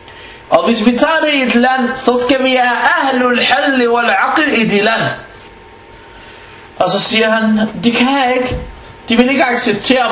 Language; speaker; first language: Danish; non-native, fluent; Arabic